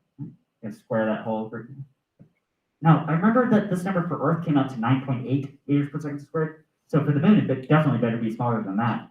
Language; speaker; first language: English; native; English